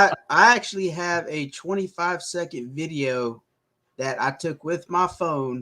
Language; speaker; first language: English; native; English